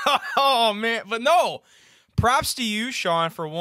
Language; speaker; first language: English; native; English